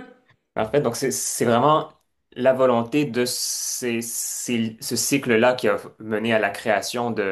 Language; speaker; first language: French; native; French